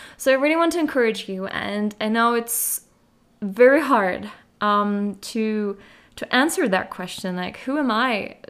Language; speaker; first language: English; non-native, fluent; German